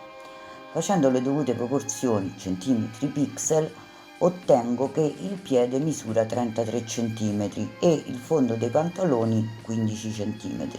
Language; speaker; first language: Italian; native; Italian